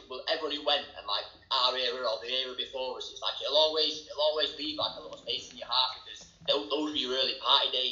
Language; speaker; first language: English; native; English